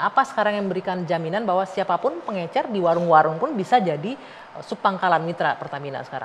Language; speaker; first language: Indonesian; native; Indonesian